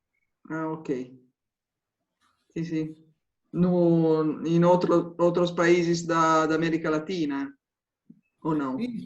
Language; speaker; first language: Portuguese; non-native, fluent; Spanish